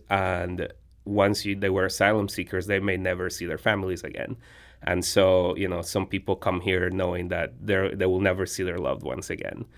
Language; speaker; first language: English; non-native, fluent; Spanish